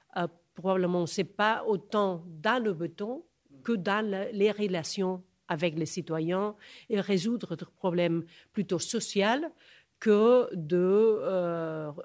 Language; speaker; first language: French; non-native, fluent; Catalan